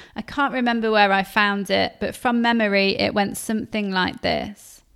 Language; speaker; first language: English; native; English